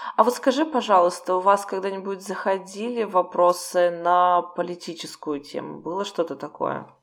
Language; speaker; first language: Russian; native; Russian